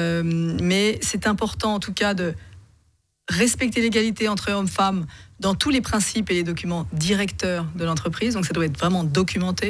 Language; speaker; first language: French; native; French